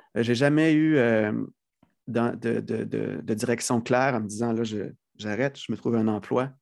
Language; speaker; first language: French; native; French